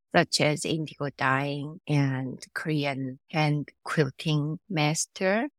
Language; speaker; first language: English; non-native, fluent; Korean